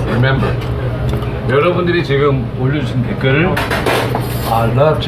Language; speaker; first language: Korean; native; Korean